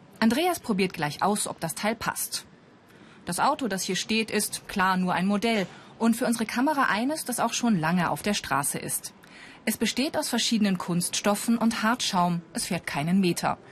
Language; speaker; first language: German; native; German